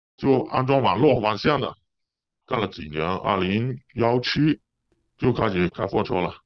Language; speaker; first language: Chinese; non-native, local second language; Cantonese